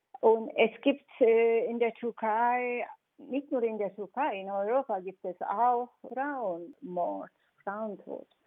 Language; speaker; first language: German; non-native, fluent; Turkish